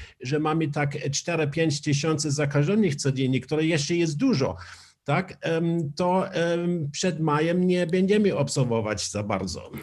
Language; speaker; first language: Polish; non-native, learner; German